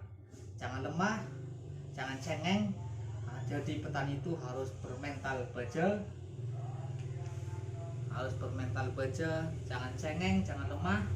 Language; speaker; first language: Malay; non-native, local second language; Javanese